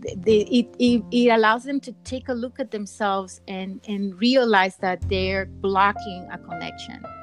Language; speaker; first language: English; early bilingual, other home language; Spanish